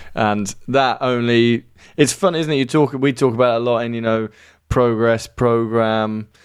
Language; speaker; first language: English; native; English